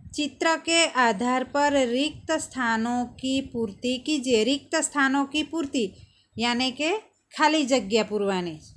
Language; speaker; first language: Hindi; non-native, local second language; Gujarati